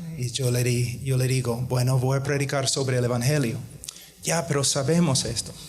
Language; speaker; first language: Spanish; non-native, fluent; English